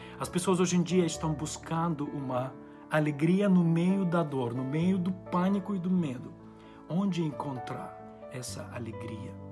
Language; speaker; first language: Portuguese; non-native, fluent; Ukrainian